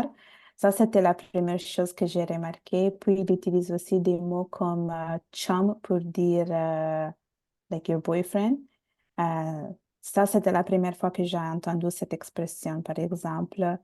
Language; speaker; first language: French; non-native, fluent; Bangla